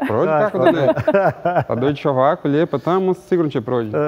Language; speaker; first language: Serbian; non-native, learner; Portuguese